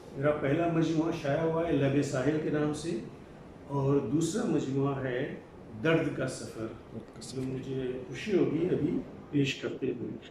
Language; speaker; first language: Urdu; non-native, fluent; Morisyen